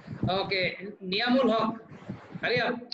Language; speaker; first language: English; non-native, learner; Bangla